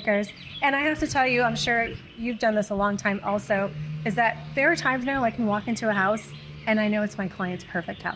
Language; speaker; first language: English; native; English